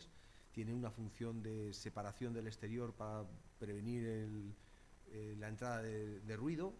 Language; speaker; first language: Spanish; native; Spanish